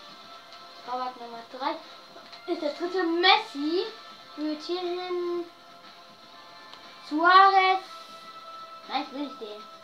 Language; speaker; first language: German; native; German